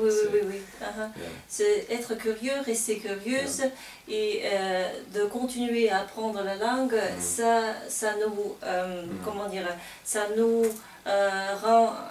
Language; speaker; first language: French; non-native, fluent; Kazakh